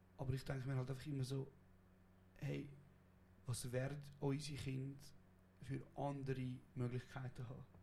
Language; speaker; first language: German; early bilingual, other home language; Kurdish